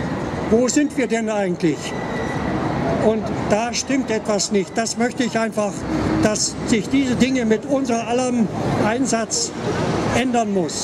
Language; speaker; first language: German; native; German